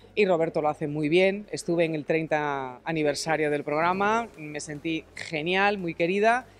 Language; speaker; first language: Spanish; native; Spanish